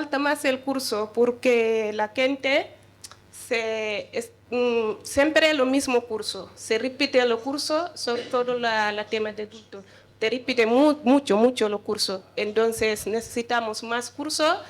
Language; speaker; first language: Spanish; non-native, learner; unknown